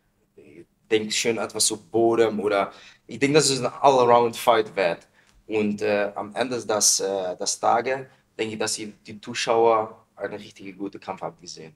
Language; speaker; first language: German; non-native, learner; Dutch